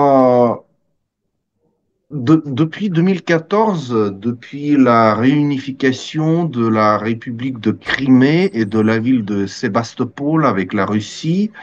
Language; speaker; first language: French; non-native, fluent; Russian